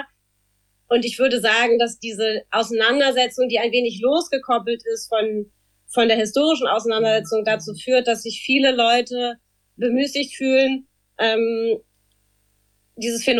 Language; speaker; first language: German; native; German